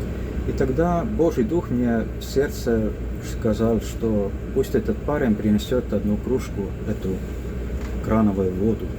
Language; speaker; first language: Russian; non-native, local second language; Estonian